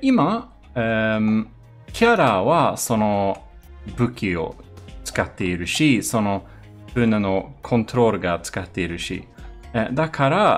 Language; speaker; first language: Japanese; non-native, learner; Swedish